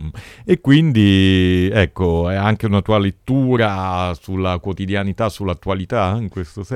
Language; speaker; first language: Italian; native; Italian